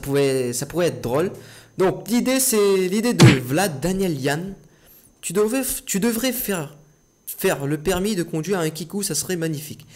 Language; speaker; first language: French; native; French